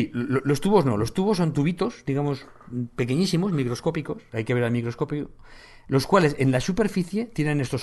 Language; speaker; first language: Spanish; native; Spanish